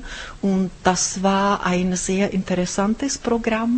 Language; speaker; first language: German; non-native, fluent; Czech